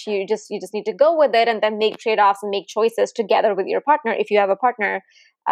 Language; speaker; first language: English; non-native, local second language; Hindi